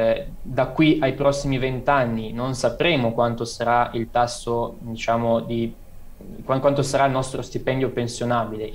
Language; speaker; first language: Italian; native; Italian